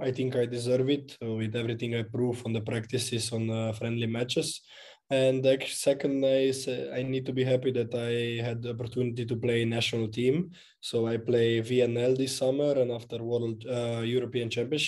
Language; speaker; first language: English; non-native, fluent; Slovenian